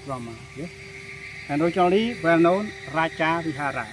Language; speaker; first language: English; non-native, local second language; Khmer